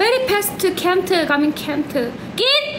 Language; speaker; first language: English; non-native, learner; Thai